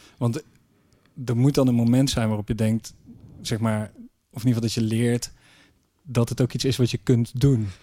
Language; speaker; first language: Dutch; native; Dutch